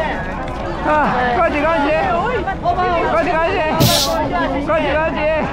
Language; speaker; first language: Chinese; non-native, learner; Japanese